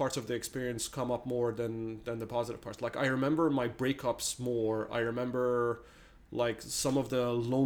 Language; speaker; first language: English; native; English